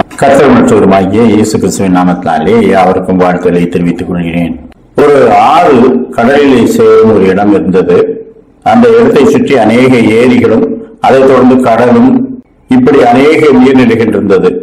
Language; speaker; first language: Tamil; native; Tamil